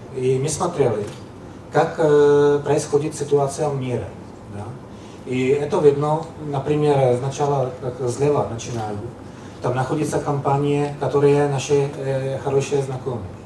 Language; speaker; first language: Russian; non-native, learner; Czech